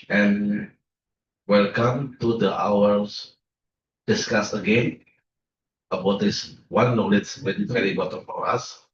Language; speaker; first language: English; non-native, learner; Indonesian